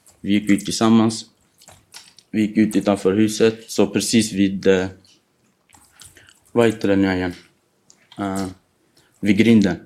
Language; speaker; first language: Swedish; non-native, fluent; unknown